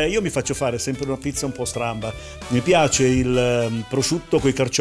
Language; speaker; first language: Italian; native; Italian